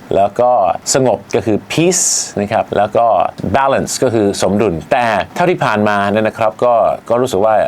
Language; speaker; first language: Thai; native; Thai